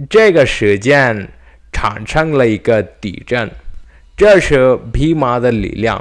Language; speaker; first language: Chinese; non-native, learner; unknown